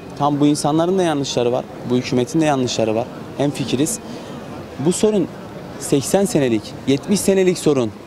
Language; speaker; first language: Turkish; native; Turkish